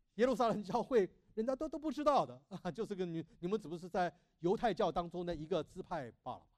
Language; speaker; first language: Chinese; native; Chinese